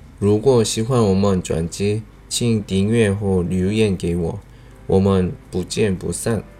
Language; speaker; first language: Chinese; non-native, fluent; Korean